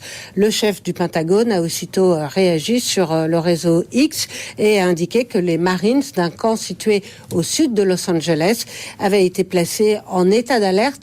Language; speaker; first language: French; native; French